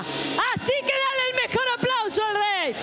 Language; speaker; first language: Spanish; native; Spanish